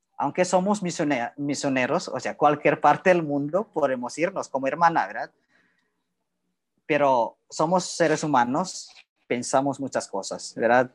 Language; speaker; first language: Spanish; non-native, learner; Indonesian